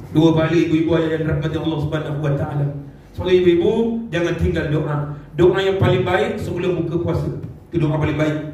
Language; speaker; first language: Malay; non-native, local second language; Tamil